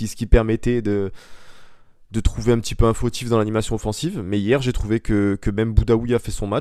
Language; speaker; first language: French; native; French